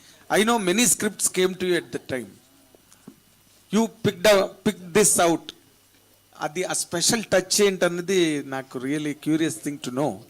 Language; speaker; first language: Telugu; native; Telugu